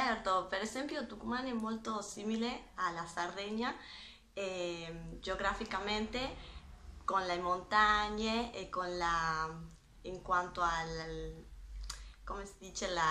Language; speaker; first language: Italian; non-native, learner; Spanish